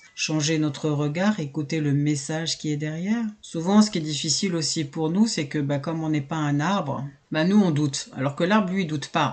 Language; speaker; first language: French; native; French